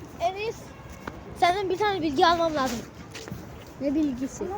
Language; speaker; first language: Turkish; early bilingual, heritage; Turkish